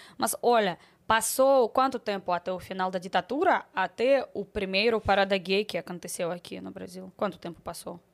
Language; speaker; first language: Portuguese; non-native, fluent; Russian